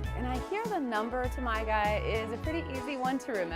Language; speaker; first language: English; native; English